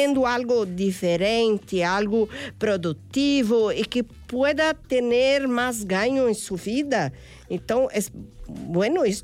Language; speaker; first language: Spanish; non-native, fluent; Portuguese